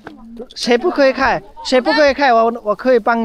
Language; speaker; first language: Chinese; non-native, learner; Bangla